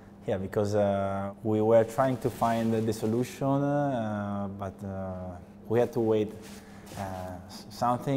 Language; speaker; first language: English; non-native, learner; Italian